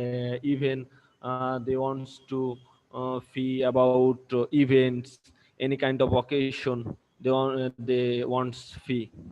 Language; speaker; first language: English; non-native, learner; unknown